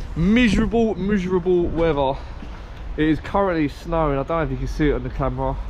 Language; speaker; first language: English; native; English